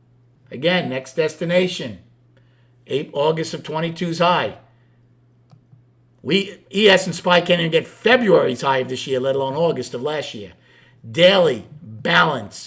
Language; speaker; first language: English; native; English